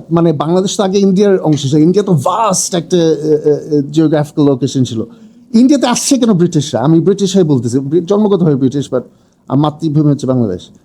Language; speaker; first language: Bangla; early bilingual, heritage; English